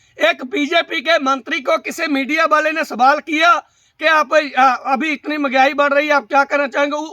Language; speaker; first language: Hindi; non-native, local second language; Punjabi